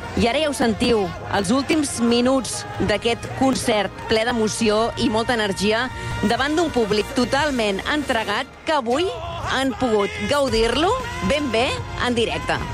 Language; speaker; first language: Catalan; native; Catalan